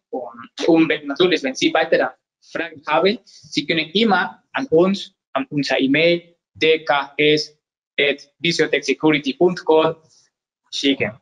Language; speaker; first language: German; non-native, learner; Spanish